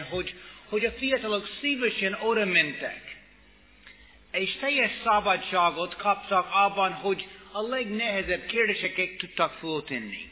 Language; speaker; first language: Hungarian; non-native, fluent; English